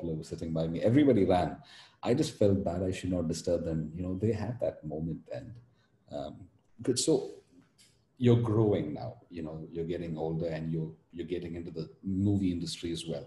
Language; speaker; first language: English; non-native, local second language; Tamil